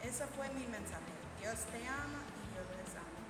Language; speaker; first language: Spanish; non-native, learner; English